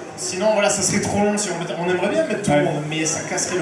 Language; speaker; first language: French; native; French